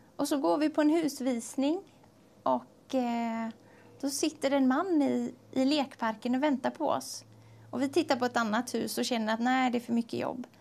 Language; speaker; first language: Swedish; native; Swedish